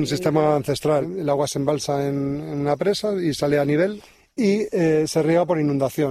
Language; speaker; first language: Spanish; native; Spanish